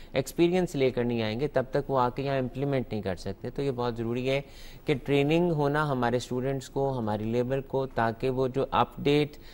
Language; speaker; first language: Urdu; native; Urdu